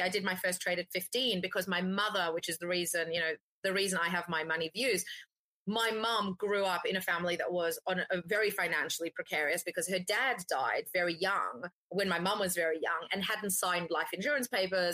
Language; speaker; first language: English; native; English